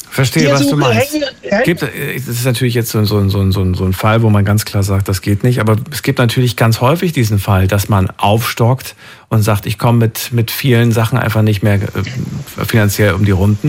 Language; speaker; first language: German; native; German